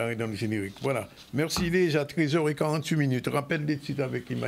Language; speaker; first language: French; native; French